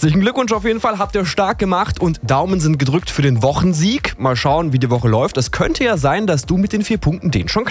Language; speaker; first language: German; native; German